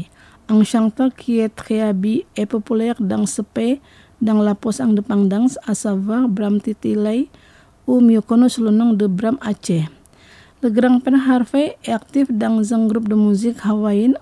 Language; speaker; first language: French; non-native, fluent; Indonesian